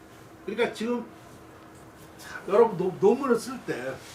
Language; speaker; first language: Korean; native; Korean